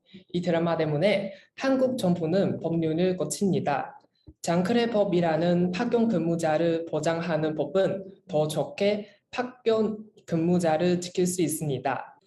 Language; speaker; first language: Korean; non-native, learner; Chinese